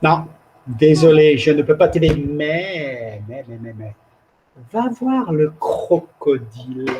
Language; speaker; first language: French; non-native, fluent; English